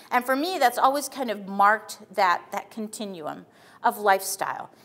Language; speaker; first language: English; native; English